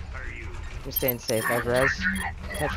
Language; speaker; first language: English; native; English